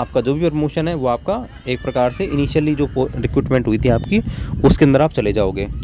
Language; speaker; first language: Hindi; native; Hindi